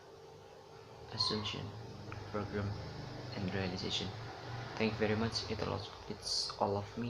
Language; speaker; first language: English; non-native, learner; Indonesian